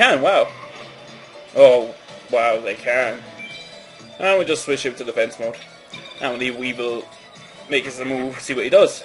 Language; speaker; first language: English; native; English